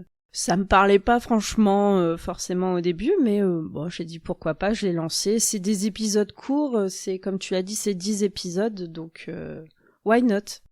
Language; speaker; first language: French; native; French